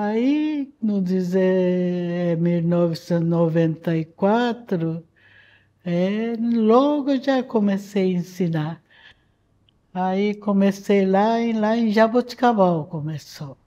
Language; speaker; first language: Portuguese; non-native, fluent; Japanese